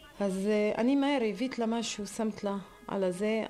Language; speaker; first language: Hebrew; non-native, learner; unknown